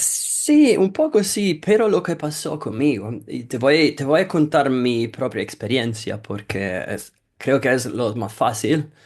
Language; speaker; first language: Spanish; non-native, fluent; Italian